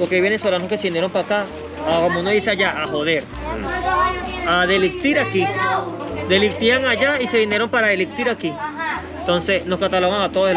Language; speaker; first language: Spanish; native; Spanish